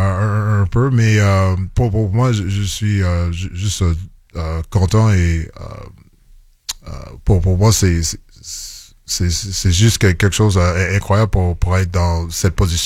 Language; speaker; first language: French; non-native, local second language; English